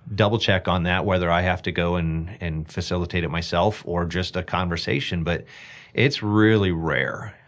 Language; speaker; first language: English; native; English